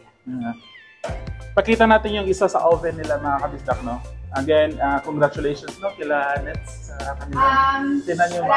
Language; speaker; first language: Filipino; non-native, local second language; Cebuano